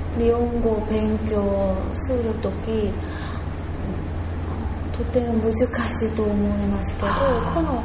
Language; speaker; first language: Japanese; non-native, learner; Korean